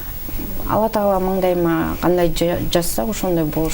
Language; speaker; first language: Kyrgyz; early bilingual, heritage; Kyrgyz